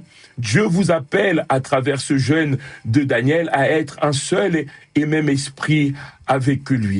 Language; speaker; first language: French; native; French